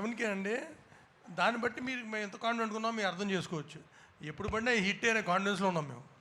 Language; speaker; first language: Telugu; native; Telugu